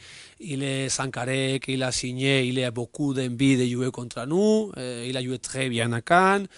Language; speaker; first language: French; non-native, learner; Spanish